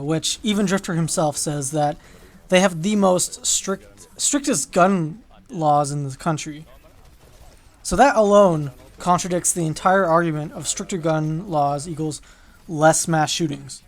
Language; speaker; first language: English; native; English